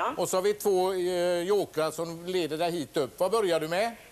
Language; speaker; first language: Swedish; native; Swedish